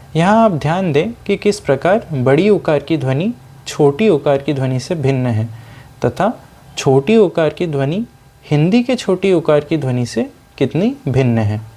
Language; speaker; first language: Hindi; non-native, local second language; Sindhi